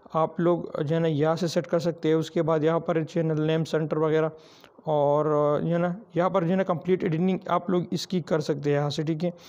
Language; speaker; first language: Urdu; non-native, local second language; Pashto